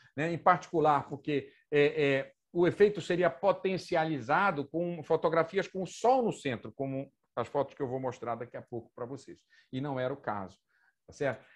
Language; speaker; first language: Portuguese; native; Portuguese